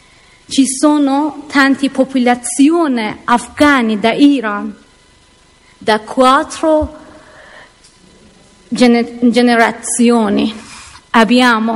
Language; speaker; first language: Italian; non-native, learner; Persian